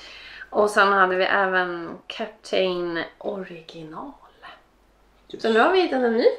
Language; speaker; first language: Swedish; native; Swedish